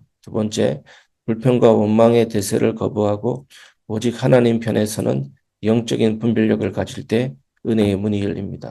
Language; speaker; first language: Korean; native; Korean